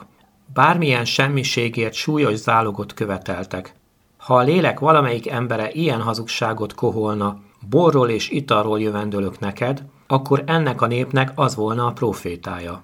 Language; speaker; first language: Hungarian; native; Hungarian